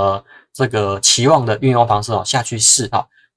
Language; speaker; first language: Chinese; native; Chinese